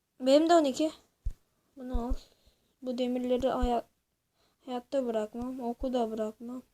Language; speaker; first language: Turkish; native; Turkish